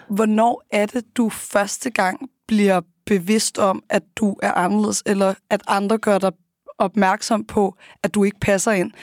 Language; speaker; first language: Danish; early bilingual, other home language; Arabic